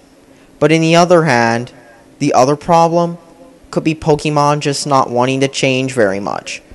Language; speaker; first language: English; native; English